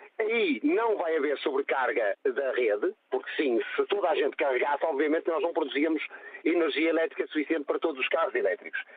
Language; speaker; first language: Portuguese; native; Portuguese